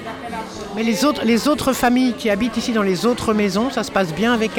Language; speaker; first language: French; native; French